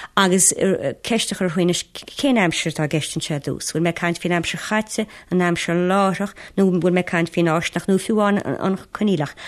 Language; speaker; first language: Irish; native; Irish